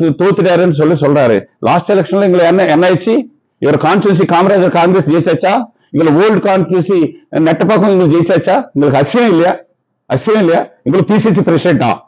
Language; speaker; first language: Tamil; non-native, local second language; Telugu